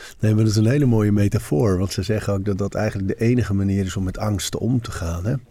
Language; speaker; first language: Dutch; native; Dutch